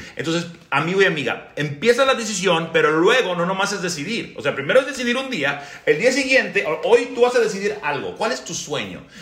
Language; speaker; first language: Spanish; native; Spanish